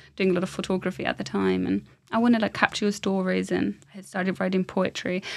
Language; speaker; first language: English; non-native, fluent; Finnish